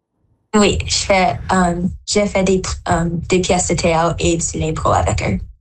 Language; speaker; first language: French; non-native, local second language; English